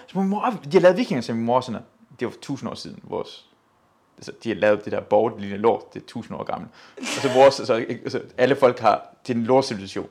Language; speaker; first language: Danish; native; Danish